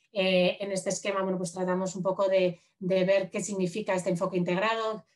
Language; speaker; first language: Spanish; native; Spanish